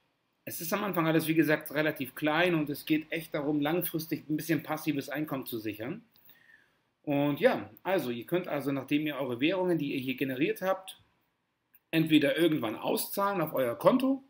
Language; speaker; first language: German; native; German